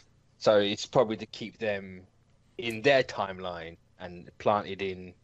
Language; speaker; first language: English; native; English